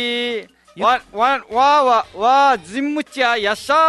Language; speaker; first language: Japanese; non-native, fluent; Nepali